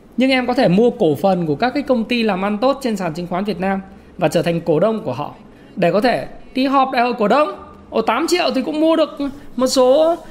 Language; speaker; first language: Vietnamese; native; Vietnamese